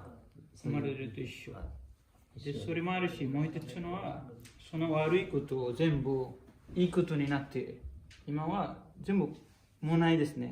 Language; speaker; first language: Japanese; non-native, fluent; Bangla